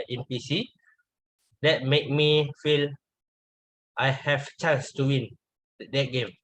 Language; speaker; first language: English; non-native, learner; Malay